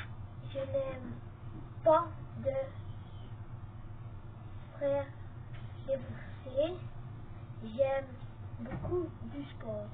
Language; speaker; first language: French; non-native, learner; Dutch